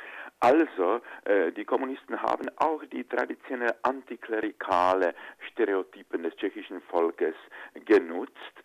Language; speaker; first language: German; non-native, fluent; Czech